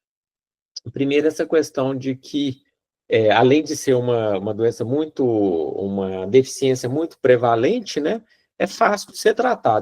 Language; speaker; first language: Portuguese; native; Portuguese